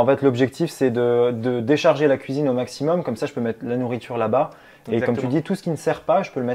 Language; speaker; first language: French; native; French